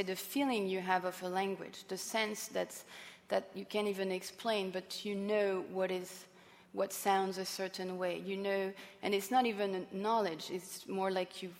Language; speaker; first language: English; non-native, fluent; French